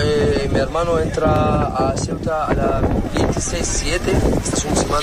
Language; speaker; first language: Spanish; non-native, learner; Arabic